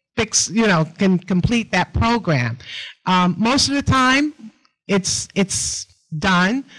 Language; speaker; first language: English; native; English